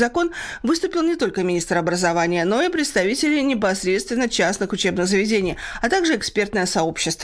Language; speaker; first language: Russian; native; Russian